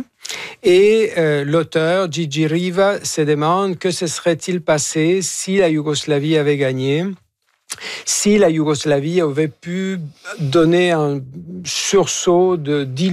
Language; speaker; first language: French; non-native, fluent; Spanish